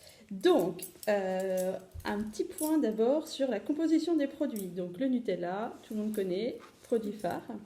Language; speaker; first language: French; native; French